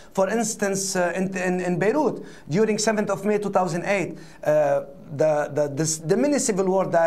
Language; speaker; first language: English; non-native, fluent; Arabic